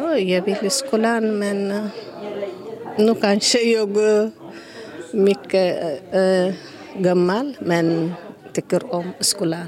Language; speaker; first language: Swedish; non-native, learner; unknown